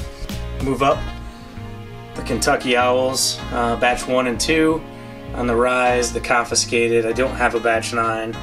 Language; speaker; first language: English; native; English